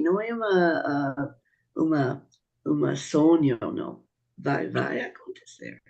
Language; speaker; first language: Portuguese; non-native, fluent; English